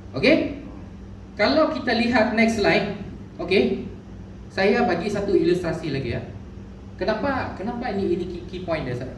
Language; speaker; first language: Malay; non-native, local second language; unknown